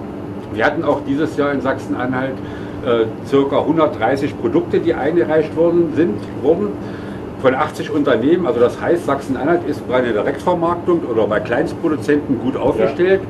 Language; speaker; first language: German; native; German